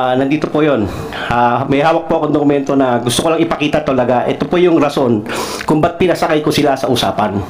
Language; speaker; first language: Filipino; non-native, local second language; Cebuano